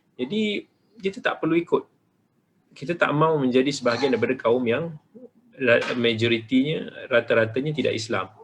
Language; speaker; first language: Malay; native; Malay